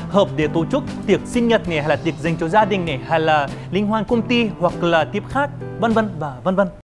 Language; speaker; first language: Vietnamese; non-native, fluent; Arabic